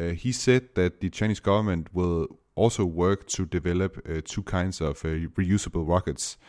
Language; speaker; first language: English; non-native, fluent; Danish